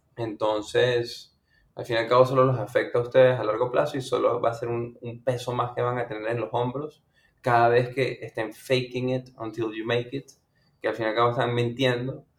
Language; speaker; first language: Spanish; native; Spanish